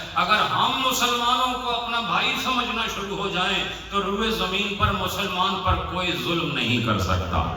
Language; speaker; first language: Urdu; non-native, local second language; Punjabi